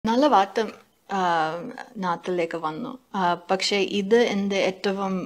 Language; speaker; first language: Malayalam; non-native, fluent; English